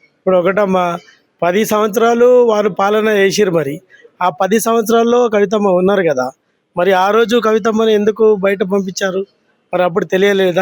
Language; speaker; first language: Telugu; non-native, local second language; Lambadi